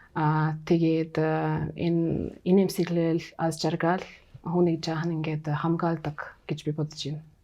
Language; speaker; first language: Mongolian; non-native, fluent; Hungarian